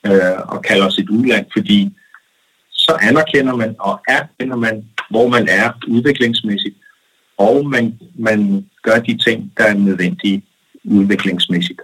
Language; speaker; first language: Danish; non-native, local second language; Kalaallisut